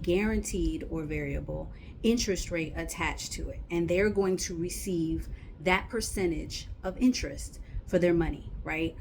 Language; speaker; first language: English; native; English